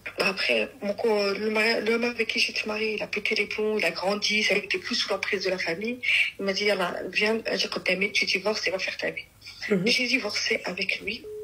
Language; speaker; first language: French; early bilingual, other home language; Arabic